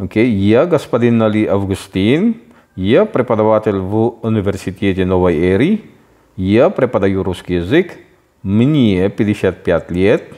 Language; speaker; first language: Russian; non-native, fluent; Filipino